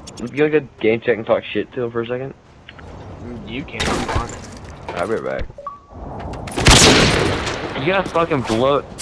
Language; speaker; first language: English; native; English